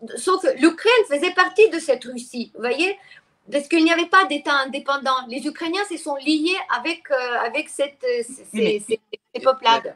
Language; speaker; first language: French; non-native, fluent; Russian